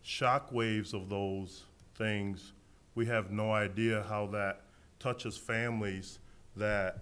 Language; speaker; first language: English; native; English